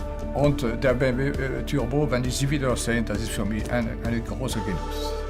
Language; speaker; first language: German; non-native, fluent; French